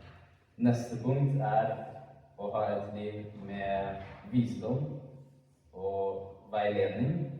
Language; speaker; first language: Norwegian; early bilingual, other home language; Amharic